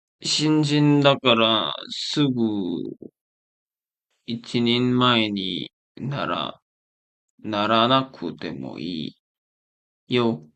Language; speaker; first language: Japanese; non-native, learner; Korean